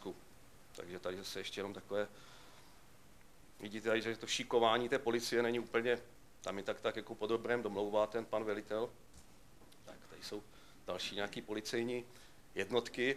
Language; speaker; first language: Czech; native; Czech